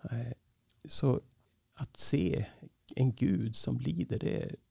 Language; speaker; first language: Swedish; native; Swedish